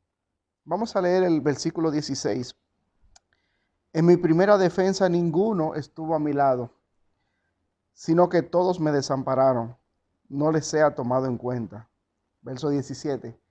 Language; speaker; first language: Spanish; native; Spanish